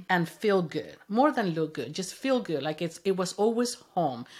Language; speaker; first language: English; non-native, fluent; Spanish